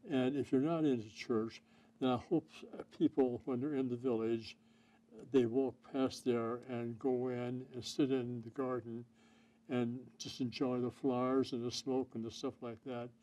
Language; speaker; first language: English; native; English